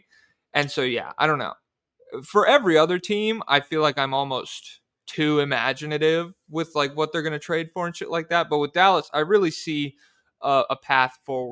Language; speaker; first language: English; native; English